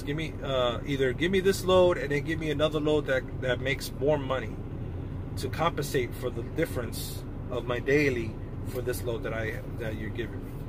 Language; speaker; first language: English; native; English